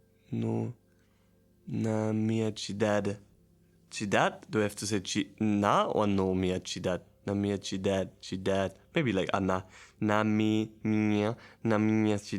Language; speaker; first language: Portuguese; non-native, learner; Italian